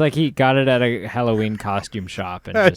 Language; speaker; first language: English; native; English